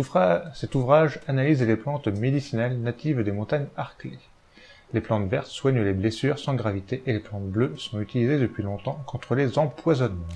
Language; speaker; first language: French; native; French